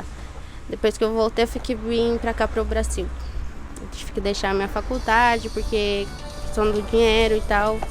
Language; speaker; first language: Portuguese; non-native, fluent; Spanish